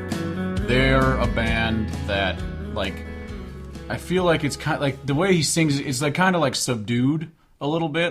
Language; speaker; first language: English; native; English